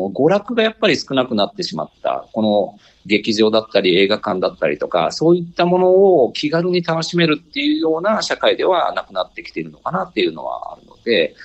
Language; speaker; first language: Japanese; native; Japanese